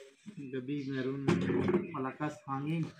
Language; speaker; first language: Filipino; non-native, learner; Punjabi